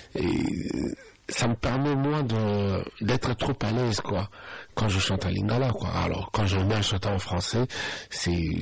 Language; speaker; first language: French; non-native, local second language; Lingala